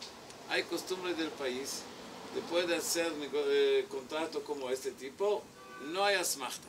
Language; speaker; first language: Spanish; non-native, learner; Hebrew